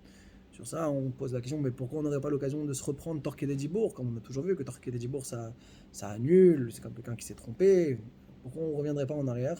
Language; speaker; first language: French; native; French